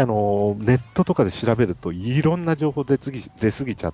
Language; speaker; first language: Japanese; native; Japanese